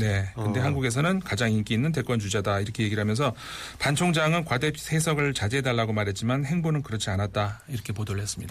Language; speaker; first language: Korean; native; Korean